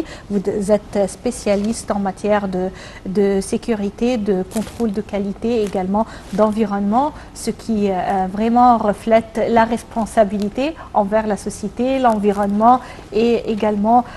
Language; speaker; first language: French; non-native, local second language; Arabic